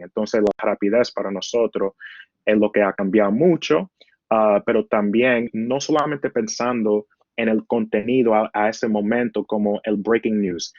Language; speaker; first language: Spanish; early bilingual, heritage; Spanish